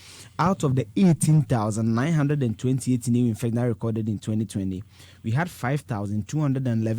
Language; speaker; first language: English; non-native, local second language; Akan